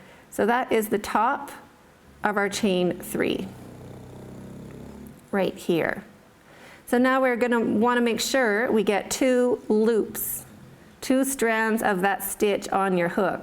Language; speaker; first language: English; native; English